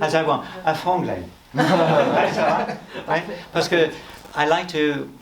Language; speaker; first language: French; non-native, learner; English